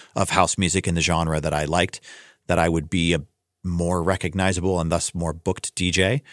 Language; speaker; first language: English; native; English